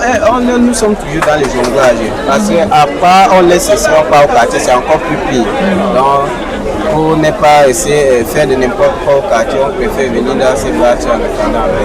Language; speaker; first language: French; non-native, local second language; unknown